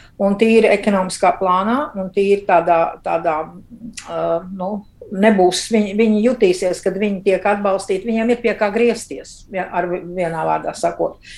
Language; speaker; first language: Latvian; early bilingual, heritage; Latvian